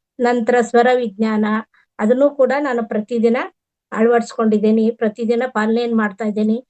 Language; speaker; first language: Kannada; native; Kannada